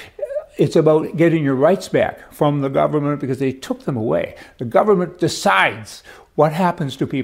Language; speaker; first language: English; native; English